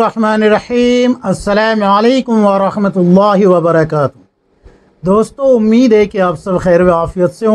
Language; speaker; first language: Urdu; native; Urdu